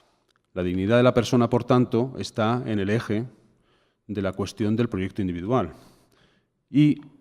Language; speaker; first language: Spanish; native; Spanish